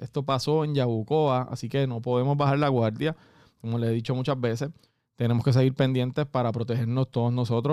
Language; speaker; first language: Spanish; native; Spanish